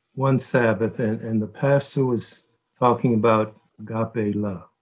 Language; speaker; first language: English; early bilingual, other home language; Korean